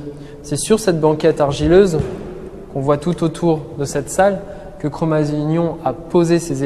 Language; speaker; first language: French; native; French